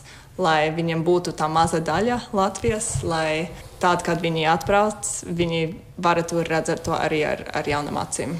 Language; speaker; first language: Latvian; non-native, fluent; English